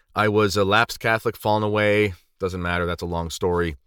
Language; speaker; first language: English; native; English